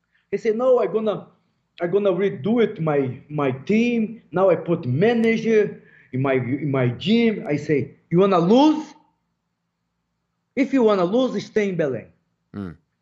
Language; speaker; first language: English; non-native, fluent; Portuguese